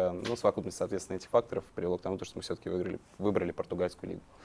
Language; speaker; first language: Russian; native; Russian